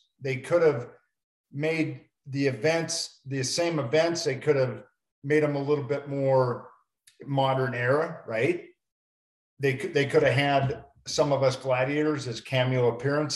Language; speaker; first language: English; native; English